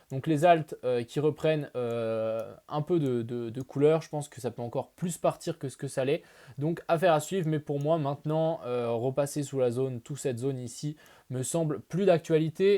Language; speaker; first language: French; native; French